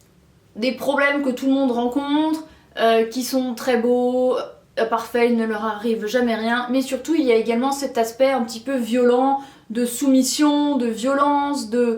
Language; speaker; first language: French; native; French